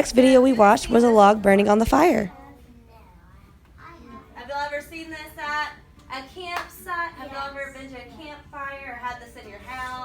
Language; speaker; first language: English; native; English